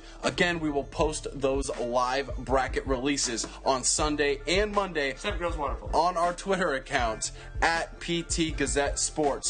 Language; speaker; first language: English; native; English